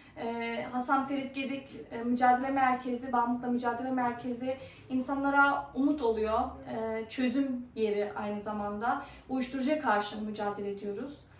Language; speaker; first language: Turkish; early bilingual, heritage; Turkish